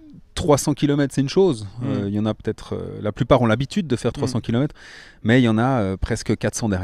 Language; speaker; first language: French; native; French